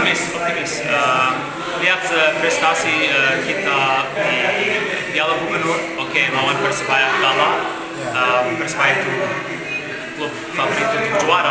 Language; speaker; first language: Indonesian; non-native, learner; Bosnian